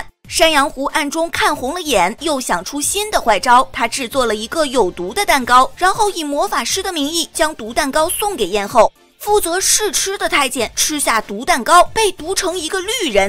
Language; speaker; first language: Chinese; native; Chinese